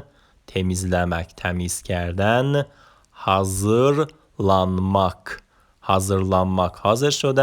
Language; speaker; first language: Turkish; non-native, fluent; Persian